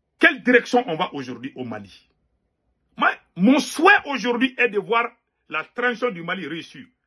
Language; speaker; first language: French; non-native, local second language; Bambara